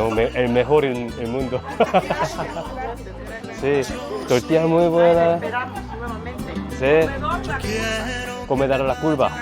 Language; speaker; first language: Spanish; non-native, learner; Korean